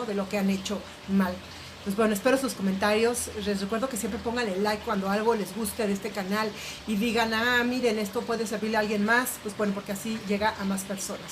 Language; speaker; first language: Spanish; native; Spanish